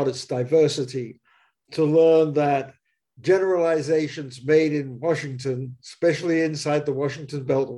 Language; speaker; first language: English; native; English